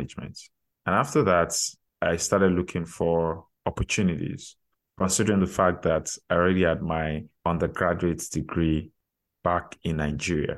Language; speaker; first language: English; non-native, local second language; Yoruba